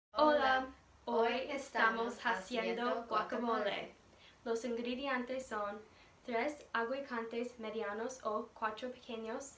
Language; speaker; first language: Spanish; non-native, learner; English